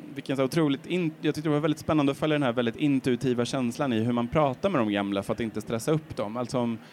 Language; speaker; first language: Swedish; native; Swedish